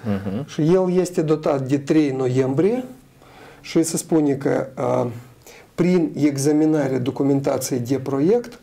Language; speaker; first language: Romanian; non-native, local second language; Russian